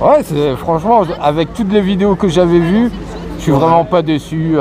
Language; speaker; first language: French; native; French